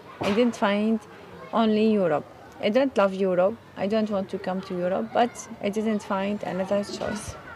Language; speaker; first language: English; non-native, learner; Arabic